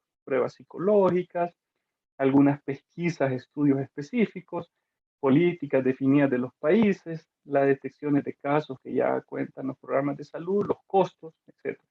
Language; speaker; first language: Spanish; native; Spanish